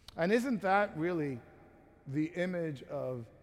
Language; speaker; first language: English; native; English